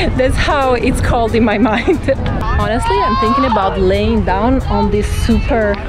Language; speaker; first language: English; non-native, fluent; Italian